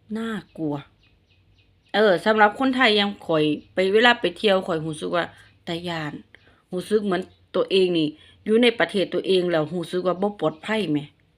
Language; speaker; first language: Thai; native; Thai